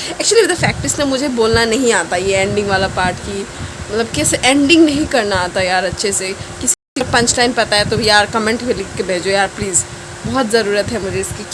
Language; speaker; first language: Hindi; non-native, local second language; Bangla